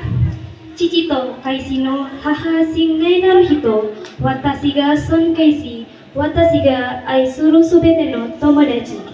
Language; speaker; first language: Japanese; non-native, learner; Indonesian